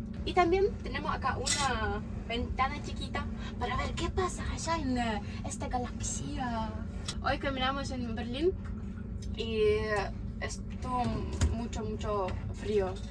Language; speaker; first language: Spanish; non-native, learner; Ukrainian